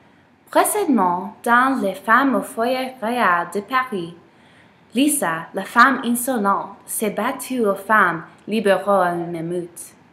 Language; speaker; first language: French; non-native, learner; English